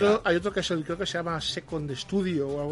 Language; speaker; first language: Spanish; native; Spanish